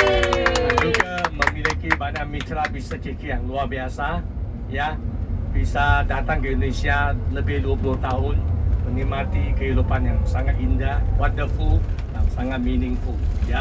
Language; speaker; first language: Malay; non-native, local second language; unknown